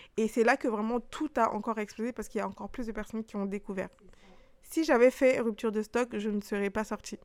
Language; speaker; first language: French; early bilingual, other home language; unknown